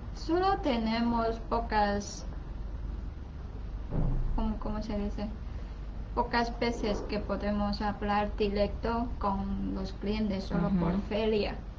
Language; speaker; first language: Spanish; non-native, learner; Chinese